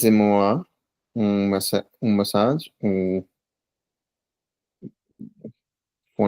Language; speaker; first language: French; non-native, learner; Punjabi